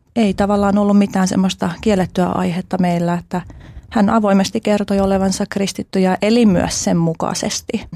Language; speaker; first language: Finnish; early bilingual, other home language; Albanian